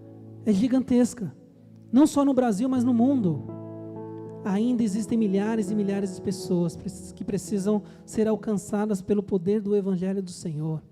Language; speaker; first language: Portuguese; native; Portuguese